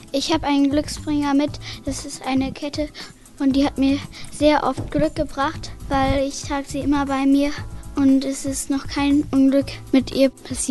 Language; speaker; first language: German; native; German